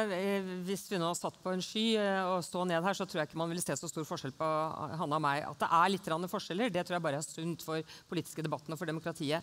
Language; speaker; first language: Norwegian; native; Norwegian